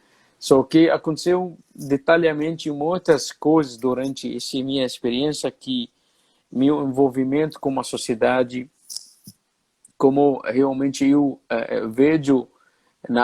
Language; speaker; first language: Portuguese; non-native, fluent; Arabic